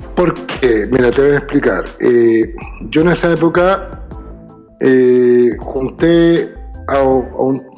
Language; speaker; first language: Spanish; native; Spanish